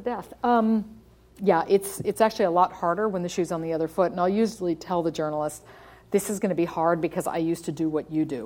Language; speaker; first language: English; native; English